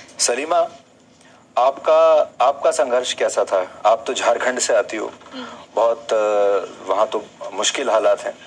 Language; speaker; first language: Hindi; native; Hindi